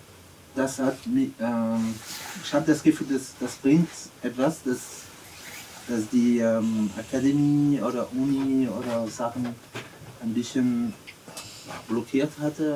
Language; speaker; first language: German; non-native, learner; French